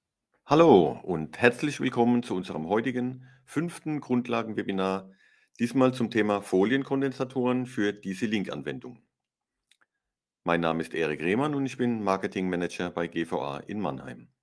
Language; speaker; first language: German; native; German